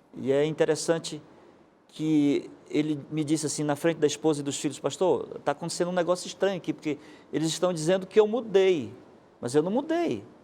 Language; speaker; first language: Portuguese; native; Portuguese